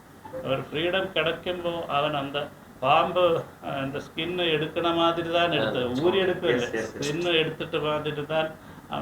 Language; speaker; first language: Tamil; non-native, learner; Malayalam